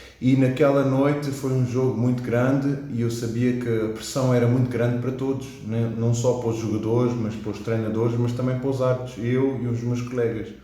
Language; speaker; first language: Portuguese; early bilingual, heritage; English